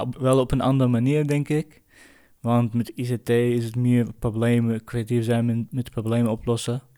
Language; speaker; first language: Dutch; non-native, fluent; Kurdish